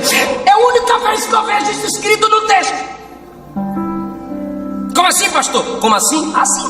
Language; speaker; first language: Portuguese; native; Portuguese